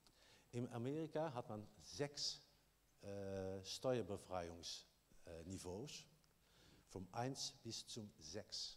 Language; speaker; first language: German; non-native, learner; Dutch